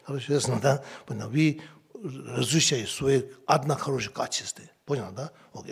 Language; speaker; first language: Russian; non-native, learner; Tibetan